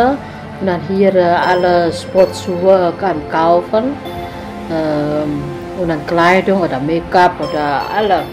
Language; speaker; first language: German; non-native, learner; Indonesian